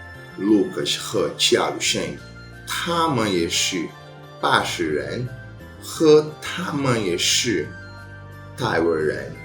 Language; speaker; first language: Chinese; non-native, learner; Portuguese